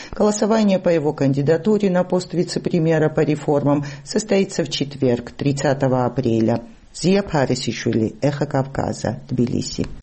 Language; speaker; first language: Russian; non-native, local second language; Georgian